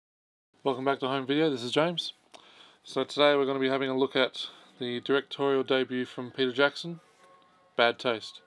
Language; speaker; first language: English; native; English